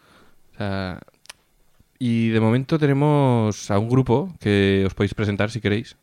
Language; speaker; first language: Spanish; native; Spanish